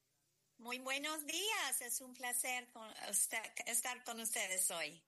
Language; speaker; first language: Spanish; non-native, fluent; English